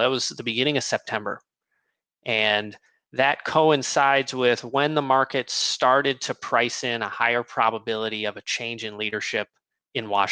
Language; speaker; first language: English; native; English